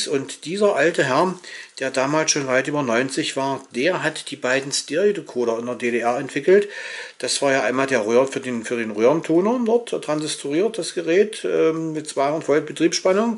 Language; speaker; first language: German; native; German